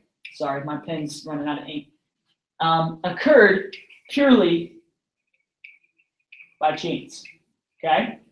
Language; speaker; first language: English; native; English